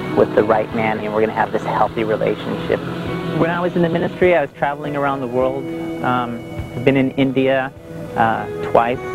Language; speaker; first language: English; native; English